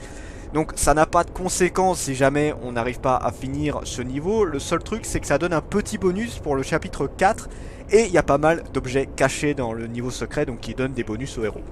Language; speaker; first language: French; native; French